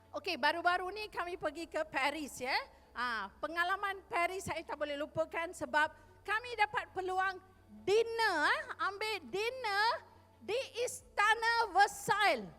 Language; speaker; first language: Malay; non-native, local second language; Tamil